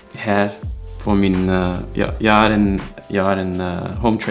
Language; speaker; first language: Swedish; non-native, learner; Dutch